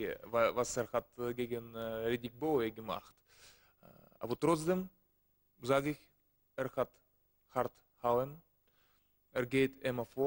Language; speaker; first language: German; non-native, learner; Russian